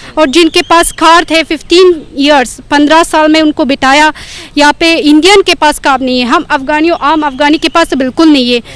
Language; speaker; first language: Hindi; non-native, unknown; Persian